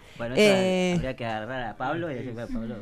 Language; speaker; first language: Spanish; native; Spanish